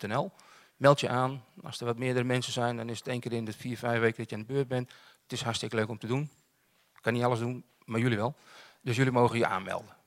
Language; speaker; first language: Dutch; native; Dutch